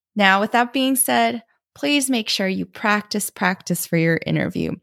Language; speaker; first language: English; early bilingual, other home language; German